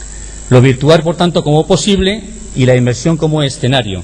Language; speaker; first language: Spanish; native; Spanish